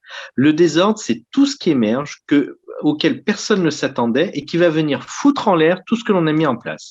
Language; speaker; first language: French; native; French